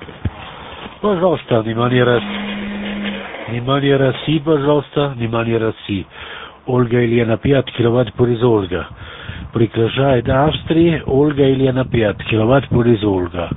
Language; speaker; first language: Russian; non-native, learner; German